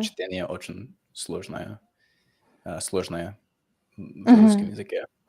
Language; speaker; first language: Russian; non-native, fluent; English